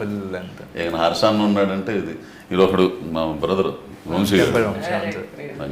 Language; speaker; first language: Telugu; native; Telugu